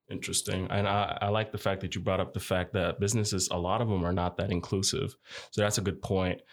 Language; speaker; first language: English; early bilingual, other home language; Arabic